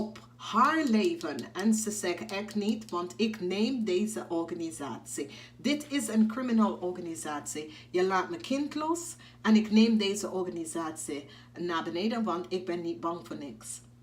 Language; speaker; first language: Dutch; non-native, fluent; English